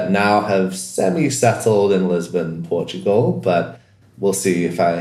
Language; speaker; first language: English; native; English